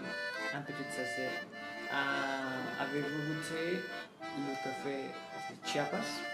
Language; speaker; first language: French; non-native, learner; Spanish